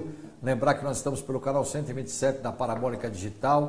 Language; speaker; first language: Portuguese; native; Portuguese